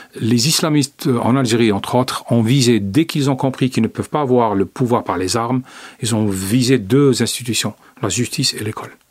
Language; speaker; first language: French; non-native, local second language; Arabic